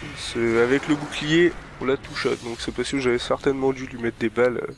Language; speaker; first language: French; native; French